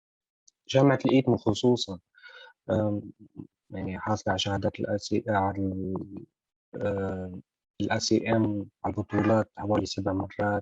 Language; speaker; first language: Arabic; native; Arabic